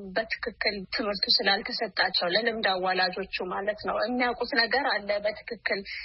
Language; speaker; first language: Amharic; non-native, local second language; Oromo